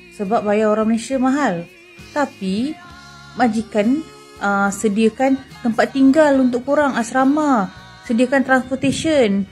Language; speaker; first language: Malay; native; Malay